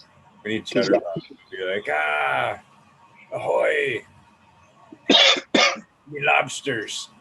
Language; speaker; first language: English; native; English